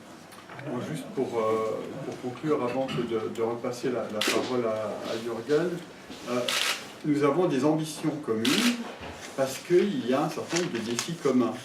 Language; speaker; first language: French; native; French